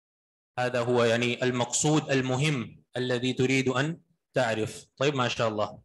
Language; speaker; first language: Arabic; non-native, fluent; Urdu